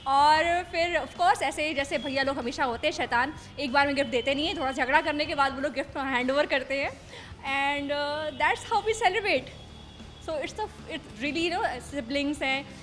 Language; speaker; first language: Hindi; native; Hindi